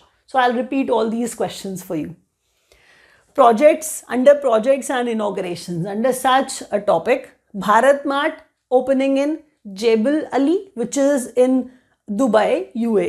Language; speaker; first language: English; non-native, local second language; Hindi